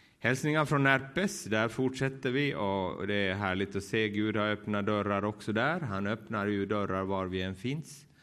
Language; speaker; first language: Swedish; native; Swedish